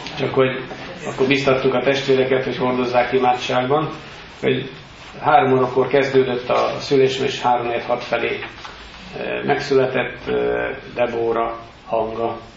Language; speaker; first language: Hungarian; native; Hungarian